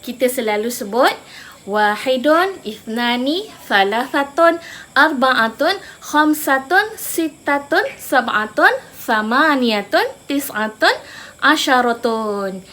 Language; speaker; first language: Arabic; non-native, fluent; Malay